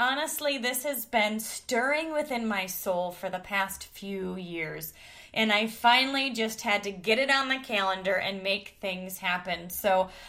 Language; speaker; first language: English; native; English